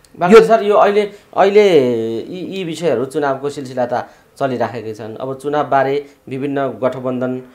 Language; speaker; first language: Nepali; native; Nepali